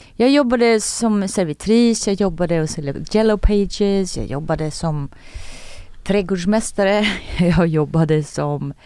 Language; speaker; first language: Swedish; native; Swedish